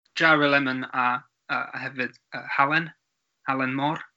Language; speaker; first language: Welsh; non-native, learner; English